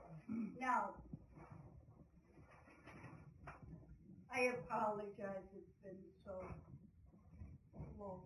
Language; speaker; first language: English; native; English